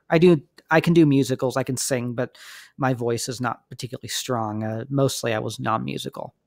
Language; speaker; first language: English; native; English